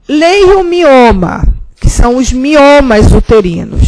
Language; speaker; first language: Portuguese; native; Portuguese